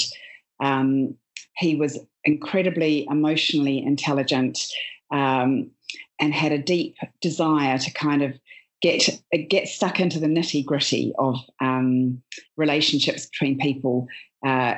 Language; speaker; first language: English; native; English